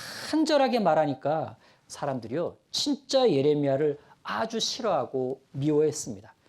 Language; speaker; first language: Korean; native; Korean